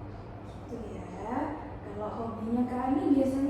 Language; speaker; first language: Indonesian; native; Indonesian